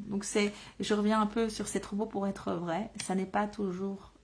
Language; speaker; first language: French; native; French